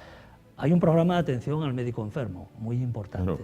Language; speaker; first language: Spanish; native; Spanish